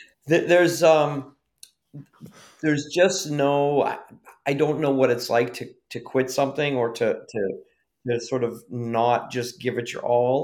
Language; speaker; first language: English; native; English